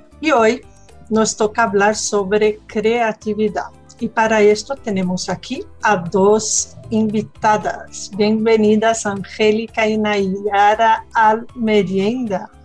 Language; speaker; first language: Spanish; non-native, fluent; Portuguese